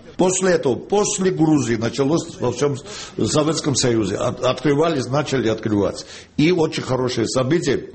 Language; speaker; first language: Russian; non-native, local second language; Georgian